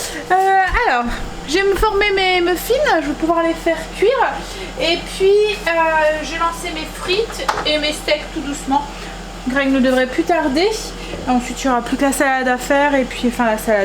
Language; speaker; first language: French; native; French